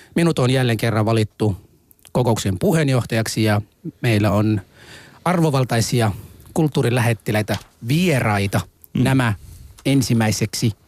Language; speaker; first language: Finnish; non-native, fluent; Somali